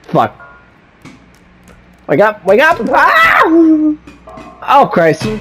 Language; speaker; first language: English; native; English